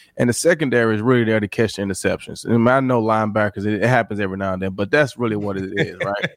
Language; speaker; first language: English; native; English